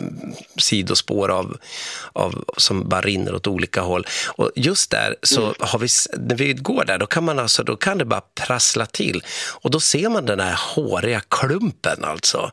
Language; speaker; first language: Swedish; native; Swedish